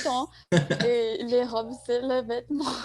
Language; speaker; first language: French; non-native, learner; Portuguese